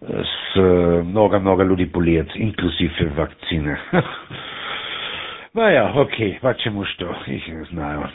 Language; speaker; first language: Russian; non-native, learner; German